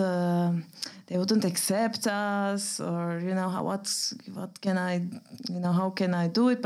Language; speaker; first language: English; non-native, fluent; Turkish